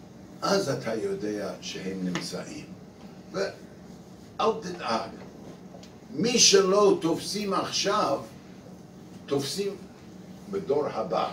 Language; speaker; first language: Hebrew; non-native, fluent; English